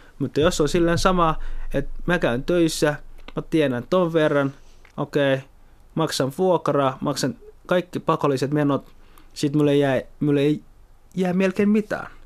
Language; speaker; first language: Finnish; early bilingual, other home language; Somali